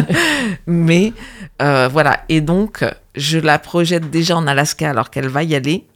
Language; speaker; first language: French; native; French